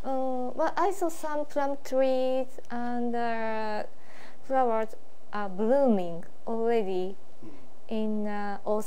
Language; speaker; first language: English; non-native, learner; Japanese